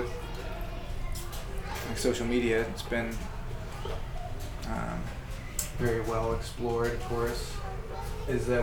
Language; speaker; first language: English; native; English